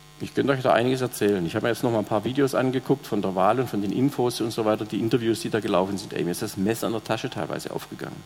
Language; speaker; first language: German; native; German